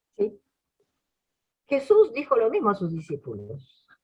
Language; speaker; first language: Spanish; native; Spanish